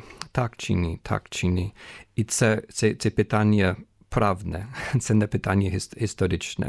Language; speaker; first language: Ukrainian; non-native, fluent; English